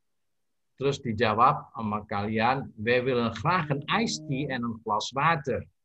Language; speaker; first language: Dutch; non-native, learner; Indonesian